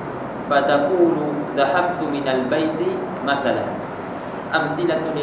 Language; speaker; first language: Arabic; non-native, fluent; Malay